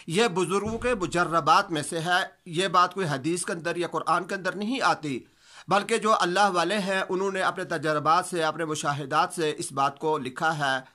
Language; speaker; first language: Urdu; native; Urdu